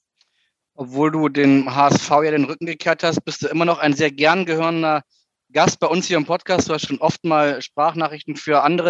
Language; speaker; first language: German; native; German